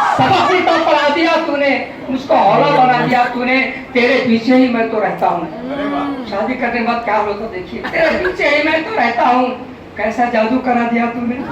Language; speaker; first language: Hindi; non-native, local second language; Urdu